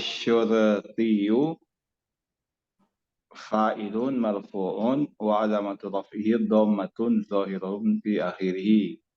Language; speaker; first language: Arabic; non-native, learner; Indonesian